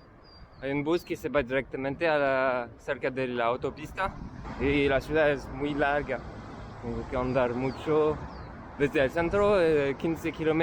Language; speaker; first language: Spanish; non-native, learner; French